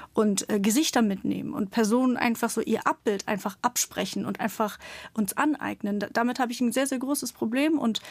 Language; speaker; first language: German; early bilingual, other home language; Turkish